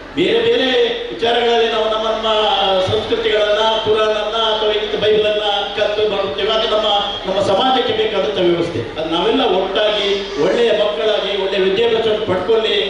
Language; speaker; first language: Kannada; non-native, local second language; Tulu